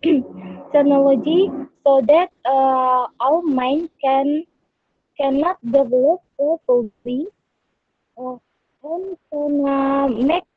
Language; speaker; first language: English; non-native, learner; Indonesian